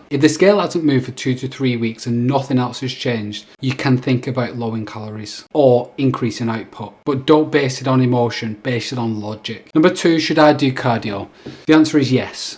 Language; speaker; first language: English; native; English